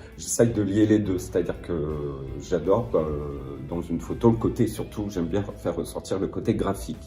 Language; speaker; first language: French; native; French